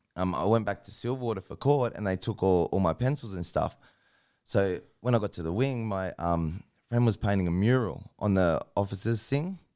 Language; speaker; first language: English; native; English